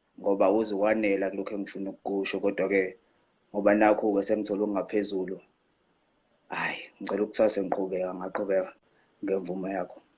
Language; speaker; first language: Zulu; native; Zulu